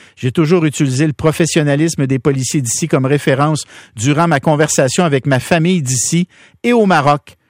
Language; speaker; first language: French; native; French